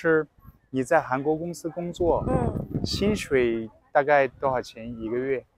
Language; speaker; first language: Chinese; native; Chinese